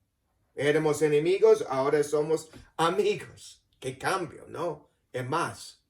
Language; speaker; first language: Spanish; non-native, fluent; English